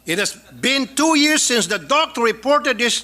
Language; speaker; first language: English; non-native, local second language; Filipino